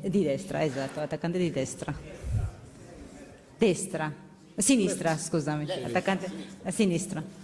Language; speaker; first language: Italian; non-native, learner; Georgian